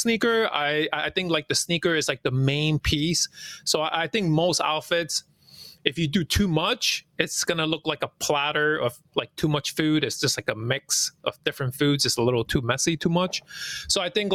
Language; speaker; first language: English; early bilingual, other home language; Cantonese